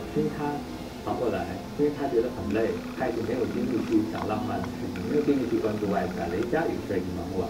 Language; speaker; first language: Chinese; native; Chinese